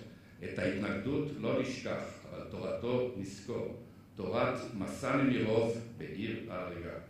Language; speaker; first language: Hebrew; native; Hebrew